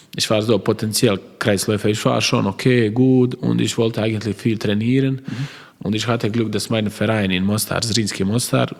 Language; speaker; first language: German; non-native, learner; Croatian